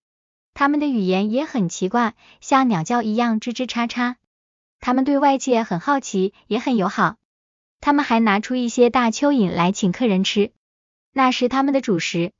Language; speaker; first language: Chinese; native; Chinese